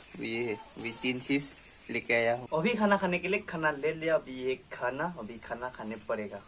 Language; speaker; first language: Hindi; non-native, local second language; Assamese